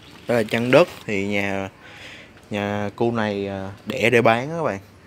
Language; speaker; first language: Vietnamese; native; Vietnamese